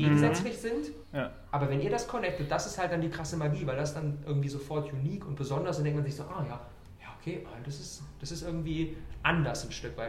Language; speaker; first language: German; native; German